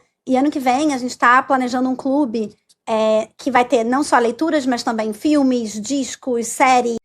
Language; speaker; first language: Portuguese; native; Portuguese